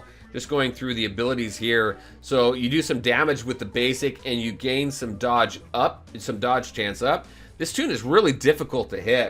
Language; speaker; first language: English; native; English